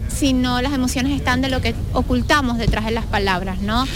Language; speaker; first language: Spanish; native; Spanish